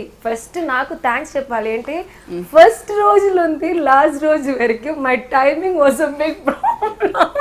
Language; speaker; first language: Telugu; non-native, learner; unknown